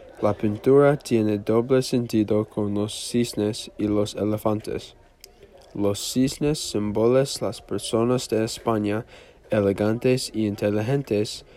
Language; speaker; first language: Spanish; non-native, learner; English